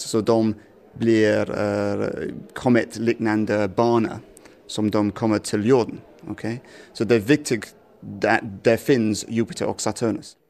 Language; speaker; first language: Swedish; non-native, fluent; English